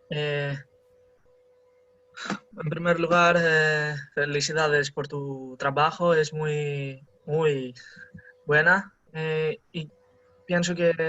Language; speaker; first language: Spanish; non-native, learner; Greek